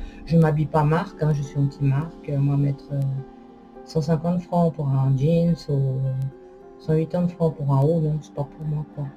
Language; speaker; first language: French; native; French